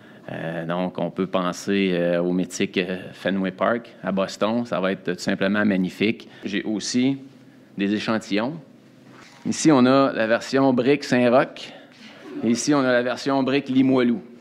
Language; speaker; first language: French; native; French